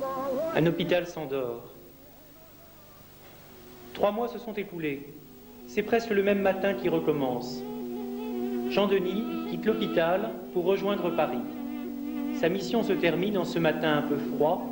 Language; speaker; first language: French; native; French